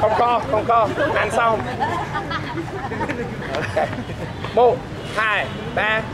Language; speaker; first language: Vietnamese; non-native, learner; English